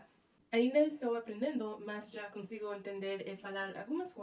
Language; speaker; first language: Portuguese; non-native, learner; English